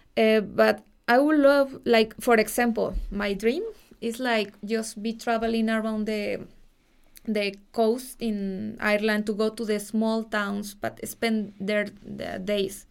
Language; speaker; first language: English; non-native, fluent; Spanish